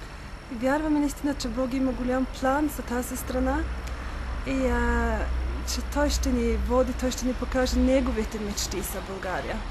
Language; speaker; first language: Bulgarian; non-native, fluent; Norwegian